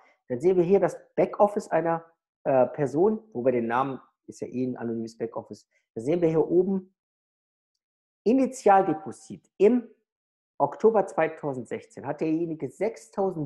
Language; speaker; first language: German; native; German